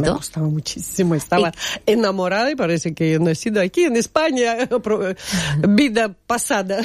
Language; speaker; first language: Spanish; non-native, learner; Russian